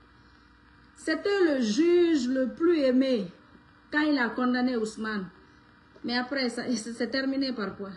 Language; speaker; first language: French; non-native, local second language; Fula